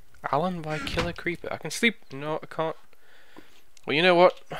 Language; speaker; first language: English; native; English